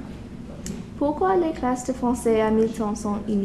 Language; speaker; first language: French; non-native, fluent; English